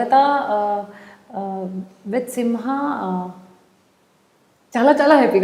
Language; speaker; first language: Telugu; non-native, learner; Hindi